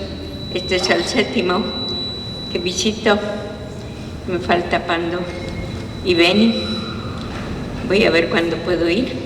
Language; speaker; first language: Spanish; non-native, fluent; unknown